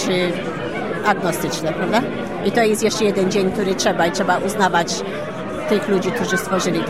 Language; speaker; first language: Polish; early bilingual, heritage; Polish